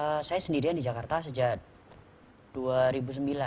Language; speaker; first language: Indonesian; native; Indonesian